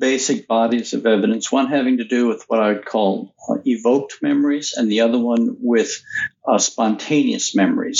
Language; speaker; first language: English; native; English